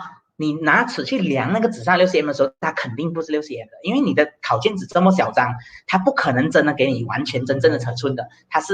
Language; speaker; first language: Chinese; native; Chinese